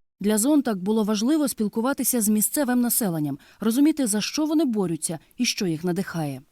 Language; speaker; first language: Ukrainian; native; Ukrainian